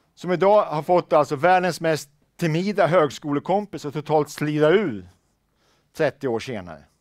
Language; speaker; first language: Swedish; native; Swedish